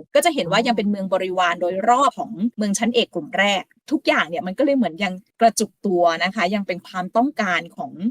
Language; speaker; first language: Thai; native; Thai